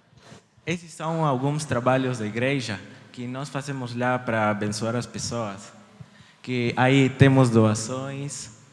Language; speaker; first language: Portuguese; early bilingual, heritage; Portuguese